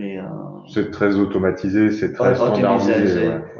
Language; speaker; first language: French; native; French